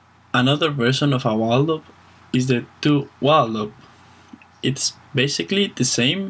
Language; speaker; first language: English; non-native, fluent; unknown